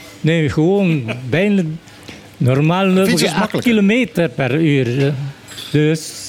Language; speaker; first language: Dutch; non-native, learner; Papiamento